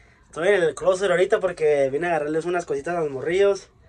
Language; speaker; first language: Spanish; early bilingual, other home language; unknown